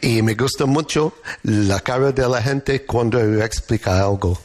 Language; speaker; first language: Spanish; non-native, fluent; English